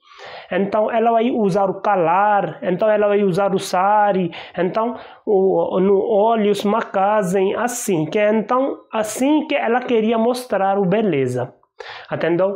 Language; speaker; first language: Portuguese; non-native, learner; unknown